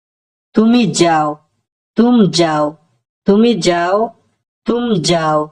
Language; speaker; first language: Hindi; non-native, fluent; Bangla